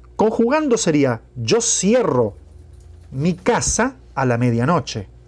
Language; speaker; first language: Spanish; non-native, fluent; Portuguese